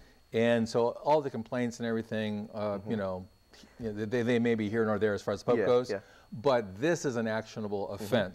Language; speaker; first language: English; native; English